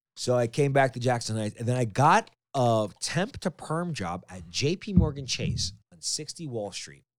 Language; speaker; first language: English; native; English